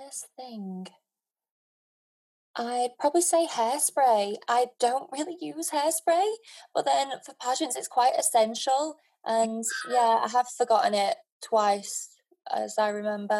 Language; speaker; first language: English; native; English